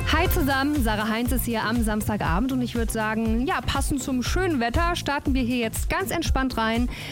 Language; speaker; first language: German; native; German